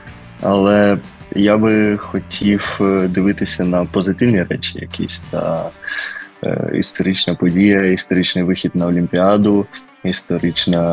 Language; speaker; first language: Ukrainian; early bilingual, heritage; Ukrainian